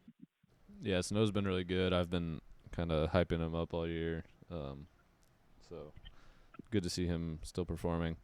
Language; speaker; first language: English; native; English